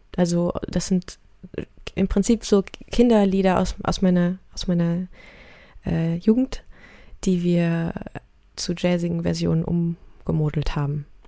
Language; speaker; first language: German; early bilingual, other home language; Russian